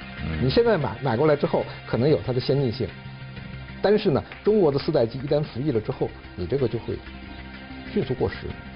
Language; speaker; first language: Chinese; native; Chinese